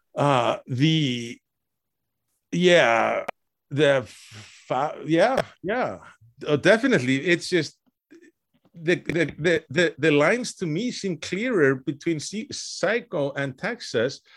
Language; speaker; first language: English; non-native, fluent; Icelandic